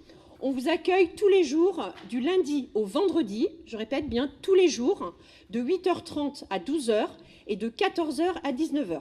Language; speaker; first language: French; native; French